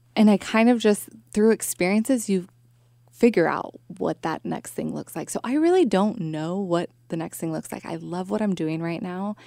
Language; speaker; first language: English; native; English